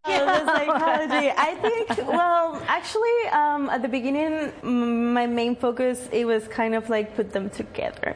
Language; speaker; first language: English; non-native, fluent; Spanish